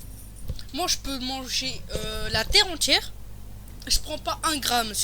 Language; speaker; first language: French; native; French